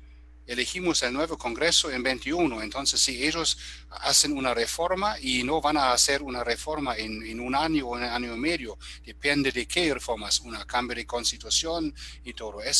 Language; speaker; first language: Spanish; non-native, fluent; German